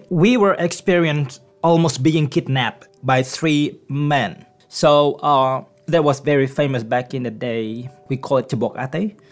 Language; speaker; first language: English; non-native, fluent; Indonesian